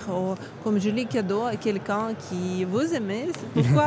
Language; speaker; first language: French; non-native, learner; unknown